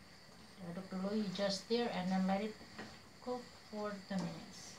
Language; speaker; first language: English; non-native, learner; Indonesian